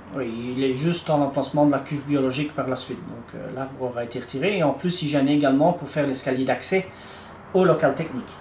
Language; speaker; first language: French; native; French